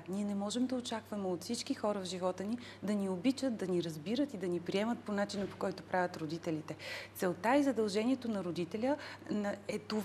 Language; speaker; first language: Bulgarian; native; Bulgarian